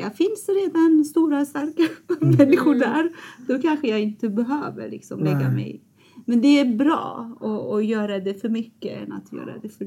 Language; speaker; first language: Swedish; non-native, fluent; Persian